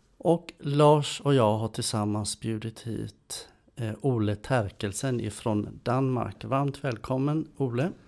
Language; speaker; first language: Swedish; native; Swedish